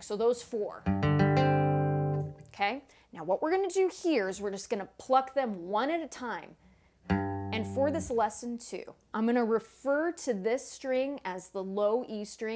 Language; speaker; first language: English; native; English